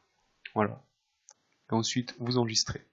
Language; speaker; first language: French; native; French